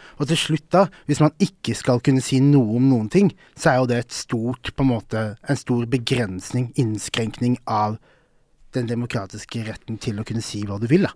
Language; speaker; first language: Norwegian; early bilingual, other home language; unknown